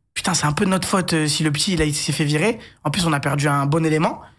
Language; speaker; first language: French; native; French